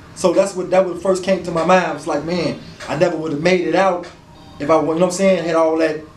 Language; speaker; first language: English; native; English